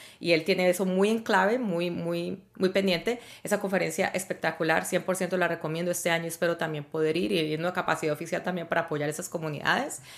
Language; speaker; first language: Spanish; native; Spanish